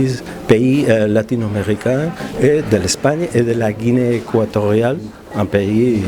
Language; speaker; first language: French; non-native, fluent; Spanish